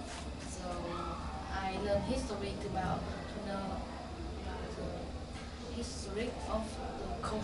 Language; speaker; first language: English; non-native, learner; Vietnamese